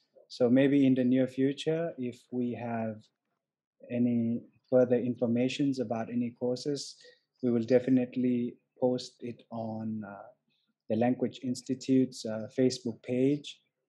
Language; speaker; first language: English; non-native, fluent; Thai